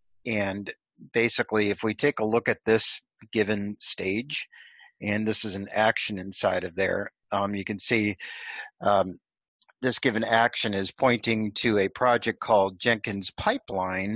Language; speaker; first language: English; native; English